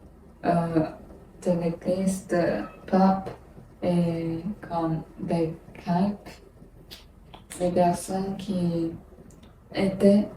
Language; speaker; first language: French; non-native, learner; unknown